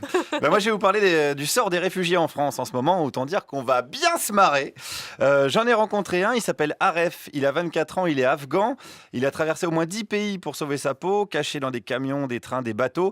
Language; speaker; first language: French; native; French